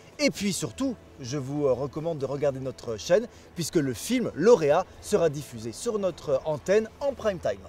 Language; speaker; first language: French; native; French